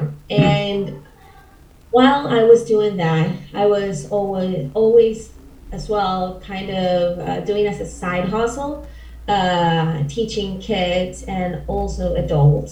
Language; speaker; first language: English; non-native, fluent; Spanish